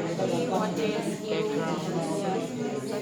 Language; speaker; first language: English; non-native, learner; Indonesian